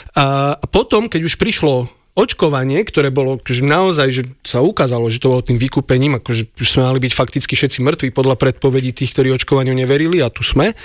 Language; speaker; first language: Slovak; native; Slovak